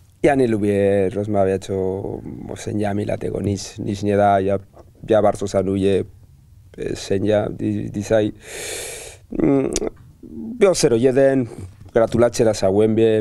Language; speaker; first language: Polish; non-native, learner; Spanish